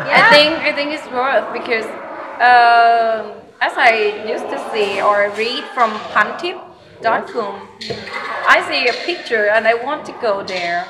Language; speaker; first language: English; non-native, learner; Thai